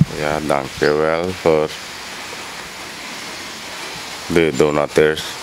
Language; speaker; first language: Dutch; non-native, local second language; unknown